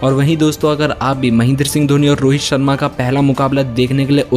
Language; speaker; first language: Hindi; native; Hindi